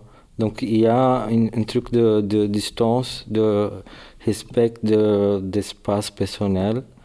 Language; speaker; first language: French; non-native, learner; Portuguese